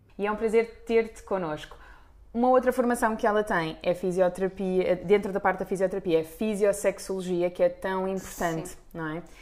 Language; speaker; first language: Portuguese; native; Portuguese